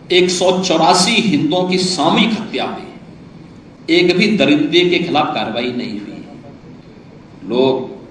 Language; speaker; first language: Hindi; native; Hindi